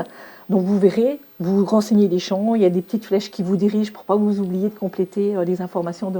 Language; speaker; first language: French; native; French